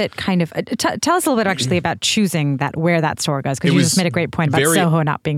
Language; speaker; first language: English; native; English